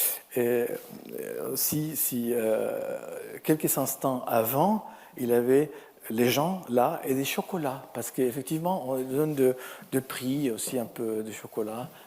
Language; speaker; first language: French; non-native, fluent; Spanish